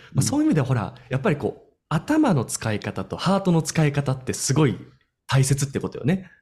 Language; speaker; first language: Japanese; native; Japanese